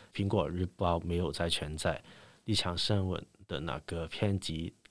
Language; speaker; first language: Chinese; non-native, local second language; Cantonese